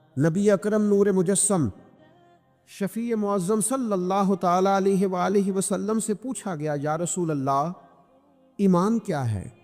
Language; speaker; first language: Urdu; non-native, local second language; Punjabi